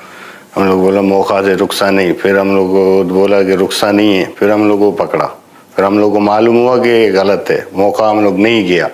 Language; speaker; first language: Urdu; non-native, local second language; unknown